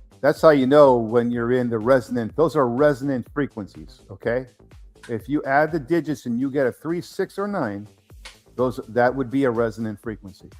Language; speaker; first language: English; native; English